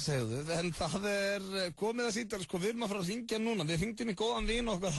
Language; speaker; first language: Icelandic; native; Icelandic